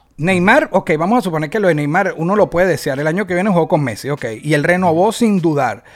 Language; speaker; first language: Spanish; native; Spanish